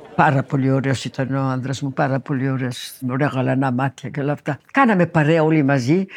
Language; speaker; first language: Greek; early bilingual, heritage; Greek